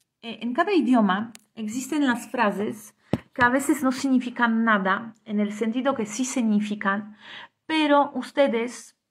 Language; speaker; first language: Spanish; non-native, fluent; Polish